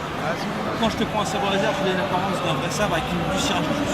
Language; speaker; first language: French; native; French